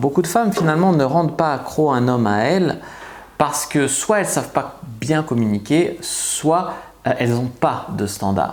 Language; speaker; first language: French; native; French